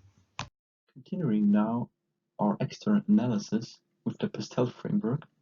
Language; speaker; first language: English; non-native, fluent; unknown